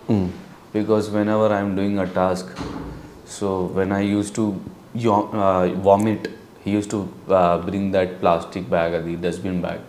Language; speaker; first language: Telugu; non-native, local second language; Hindi